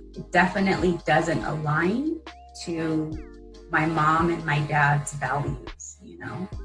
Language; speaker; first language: English; native; English